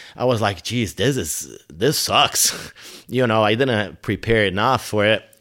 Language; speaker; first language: English; non-native, fluent; Portuguese